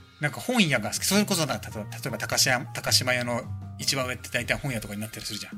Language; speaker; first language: Japanese; native; Japanese